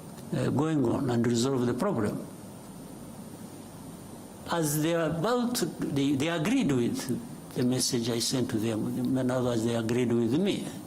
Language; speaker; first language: English; non-native, local second language; Kinyarwanda